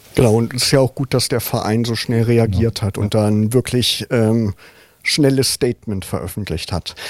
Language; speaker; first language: German; native; German